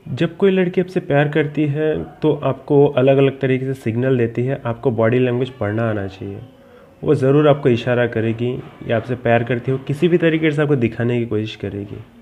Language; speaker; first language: Hindi; native; Hindi